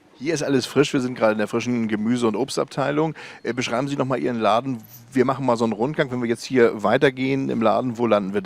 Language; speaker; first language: German; native; German